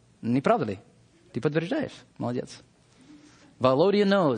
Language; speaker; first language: Russian; non-native, fluent; English